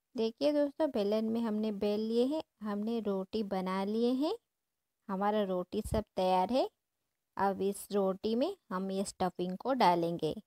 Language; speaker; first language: Hindi; non-native, local second language; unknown